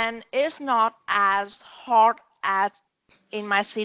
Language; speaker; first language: English; non-native, learner; Vietnamese